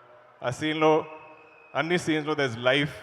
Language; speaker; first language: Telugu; non-native, learner; Malayalam